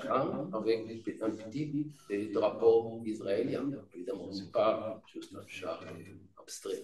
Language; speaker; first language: French; non-native, fluent; Hebrew